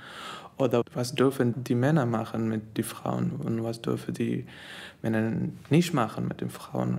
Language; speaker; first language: German; non-native, learner; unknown